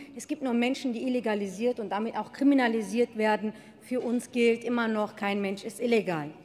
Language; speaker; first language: German; early bilingual, other home language; Turkish